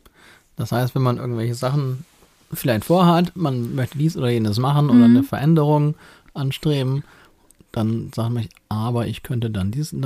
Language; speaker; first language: German; native; German